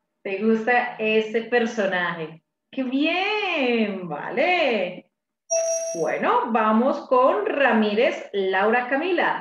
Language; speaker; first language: Spanish; native; Spanish